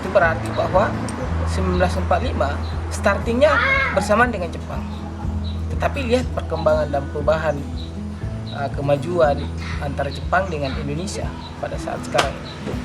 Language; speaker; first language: Indonesian; native; Indonesian